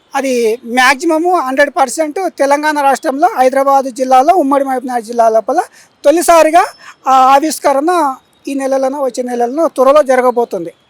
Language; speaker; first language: Telugu; native; Telugu